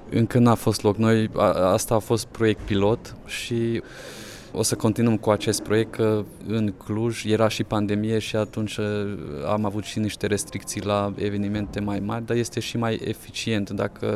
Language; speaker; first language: Romanian; non-native, local second language; Hungarian